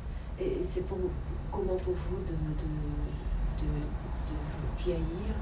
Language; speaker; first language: French; non-native, fluent; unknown